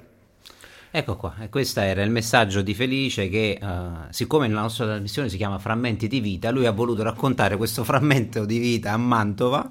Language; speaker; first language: Italian; native; Italian